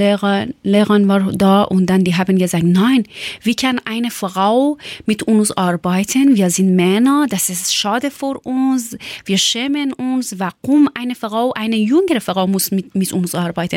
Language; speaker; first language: German; non-native, learner; Persian